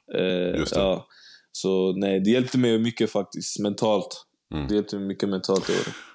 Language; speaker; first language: Swedish; native; Swedish